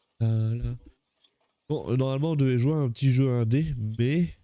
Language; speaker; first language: French; native; French